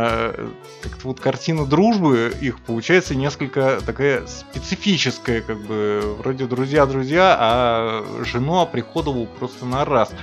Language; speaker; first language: Russian; native; Russian